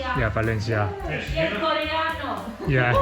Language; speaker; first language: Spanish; non-native, learner; Korean